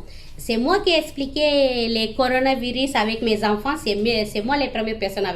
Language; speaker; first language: French; non-native, learner; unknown